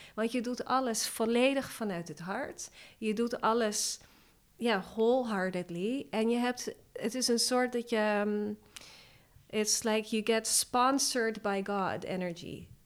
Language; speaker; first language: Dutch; non-native, fluent; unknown